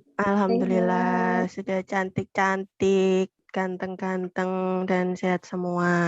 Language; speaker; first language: Indonesian; native; Indonesian